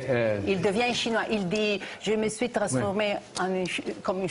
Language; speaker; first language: French; non-native, fluent; Italian